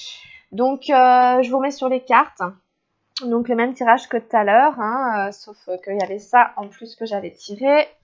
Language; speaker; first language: French; native; French